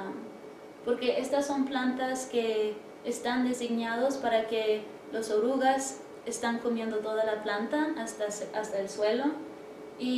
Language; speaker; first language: Spanish; early bilingual, heritage; English